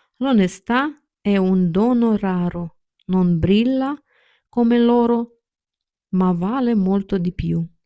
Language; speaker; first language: Italian; non-native, learner; Ukrainian